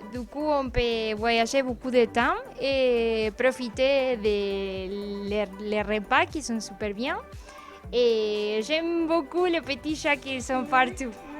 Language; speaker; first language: French; non-native, fluent; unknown